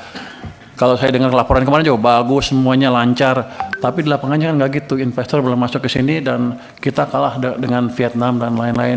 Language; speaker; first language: Indonesian; native; Indonesian